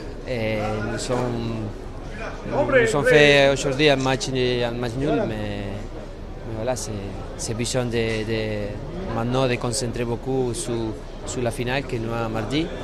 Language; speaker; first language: French; non-native, learner; Spanish